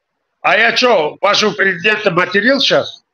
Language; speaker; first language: Russian; non-native, local second language; Tajik